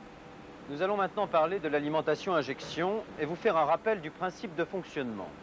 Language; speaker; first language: French; native; French